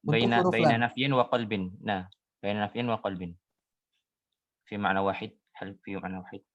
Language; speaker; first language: Arabic; non-native, learner; Indonesian